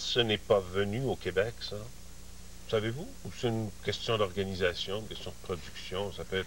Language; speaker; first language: French; native; French